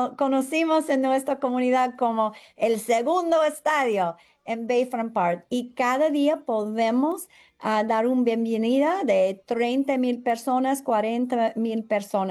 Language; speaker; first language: Spanish; non-native, fluent; English